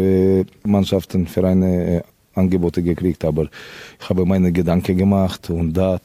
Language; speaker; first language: German; non-native, fluent; Russian